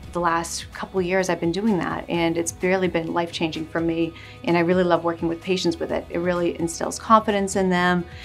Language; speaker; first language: English; native; English